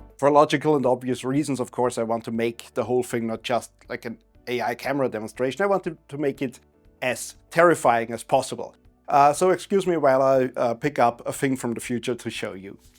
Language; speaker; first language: English; non-native, fluent; German